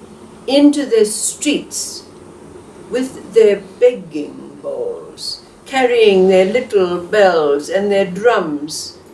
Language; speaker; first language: English; native; English